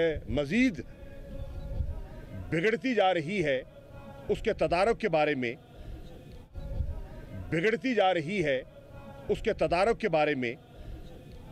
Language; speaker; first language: Urdu; non-native, local second language; Saraiki